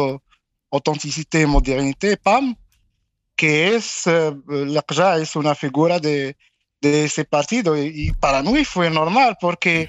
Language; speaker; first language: Spanish; non-native, fluent; Arabic